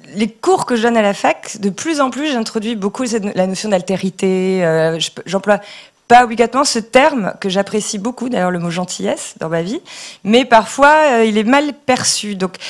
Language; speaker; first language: French; native; French